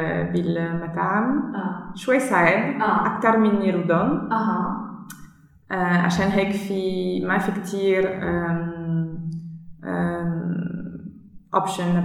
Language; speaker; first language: Arabic; non-native, learner; German